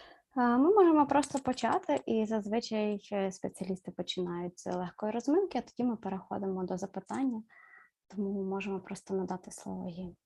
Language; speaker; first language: Ukrainian; native; Ukrainian